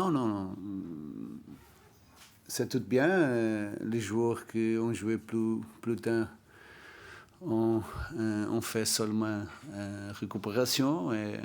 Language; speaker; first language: French; non-native, learner; Portuguese